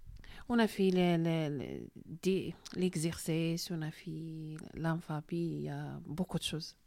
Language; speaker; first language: French; non-native, learner; Arabic